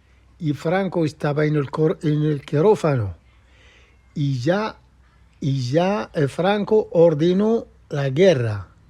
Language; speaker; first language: Spanish; non-native, fluent; Arabic